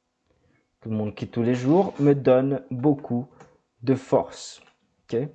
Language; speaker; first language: French; non-native, fluent; Portuguese